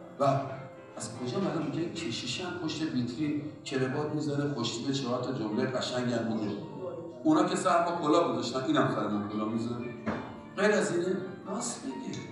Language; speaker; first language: Persian; native; Persian